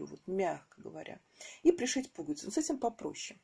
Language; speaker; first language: Russian; native; Russian